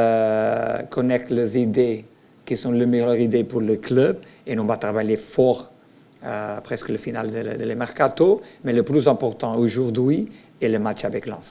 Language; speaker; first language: French; non-native, learner; Portuguese